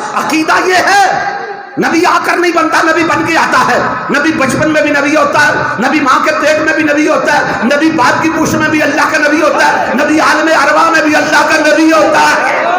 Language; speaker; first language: Urdu; non-native, local second language; Punjabi